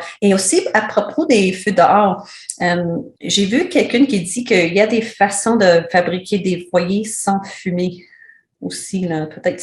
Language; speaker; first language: French; non-native, learner; English